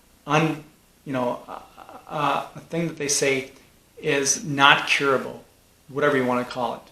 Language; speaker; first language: English; native; English